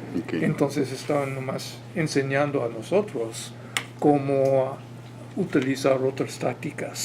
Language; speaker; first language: Spanish; non-native, fluent; English